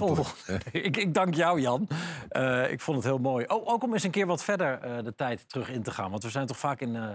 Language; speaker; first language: Dutch; native; Dutch